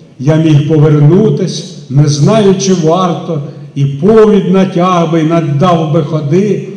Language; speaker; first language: Ukrainian; native; Ukrainian